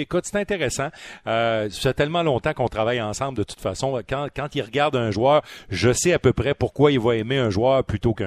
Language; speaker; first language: French; native; French